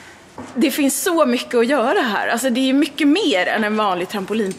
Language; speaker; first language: Swedish; native; Swedish